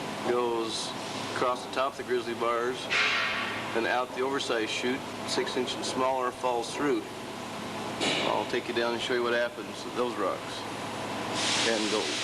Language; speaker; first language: English; native; English